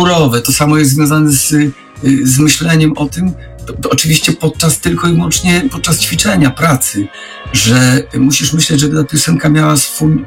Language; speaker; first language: Polish; native; Polish